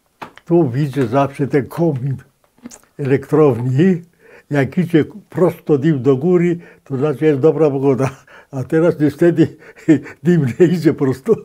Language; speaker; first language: Polish; non-native, fluent; Greek